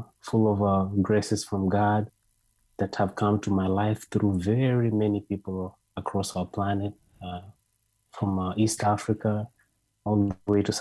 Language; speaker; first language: English; non-native, local second language; Luyia